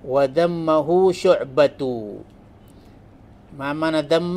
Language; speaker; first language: Arabic; non-native, fluent; Malay